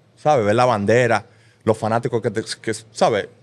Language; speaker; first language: Spanish; early bilingual, heritage; Spanish